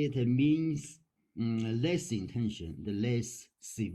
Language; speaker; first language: English; non-native, learner; Chinese